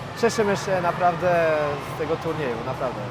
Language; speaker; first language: Polish; non-native, fluent; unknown